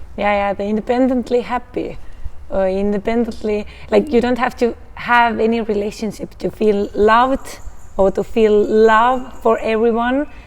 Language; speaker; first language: English; non-native, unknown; Estonian